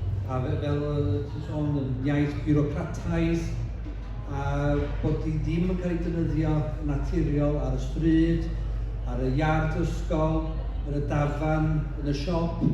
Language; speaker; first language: Welsh; native; Welsh